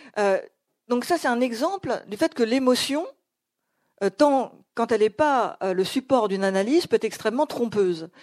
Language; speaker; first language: French; native; French